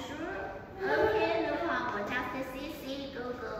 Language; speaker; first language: English; non-native, learner; Chinese